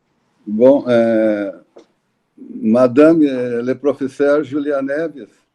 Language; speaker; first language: French; non-native, fluent; Portuguese